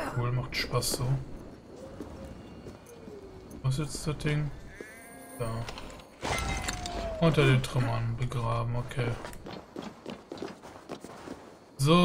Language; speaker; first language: German; native; German